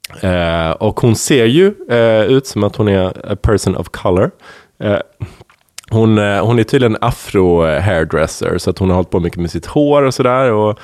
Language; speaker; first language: Swedish; native; Swedish